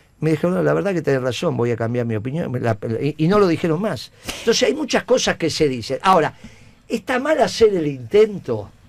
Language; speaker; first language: Spanish; native; Spanish